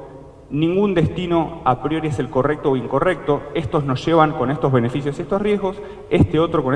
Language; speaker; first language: Spanish; native; Spanish